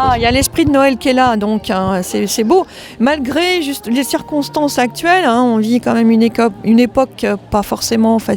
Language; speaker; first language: French; native; French